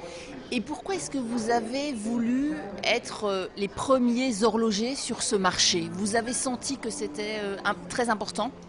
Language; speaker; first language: French; native; French